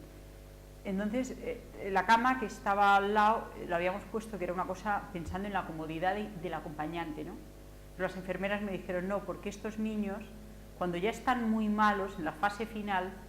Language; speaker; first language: Spanish; native; Spanish